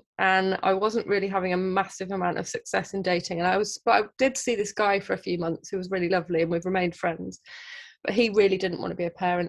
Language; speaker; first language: English; native; English